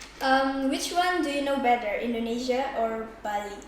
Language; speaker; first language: English; non-native, learner; Indonesian